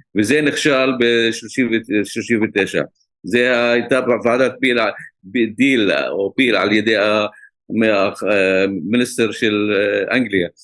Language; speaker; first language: Hebrew; non-native, local second language; Arabic